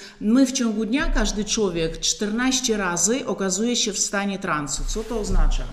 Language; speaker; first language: Polish; non-native, fluent; Russian